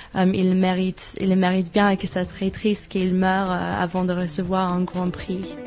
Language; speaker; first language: French; non-native, fluent; English